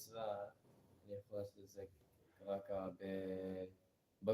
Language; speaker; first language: Hebrew; non-native, learner; English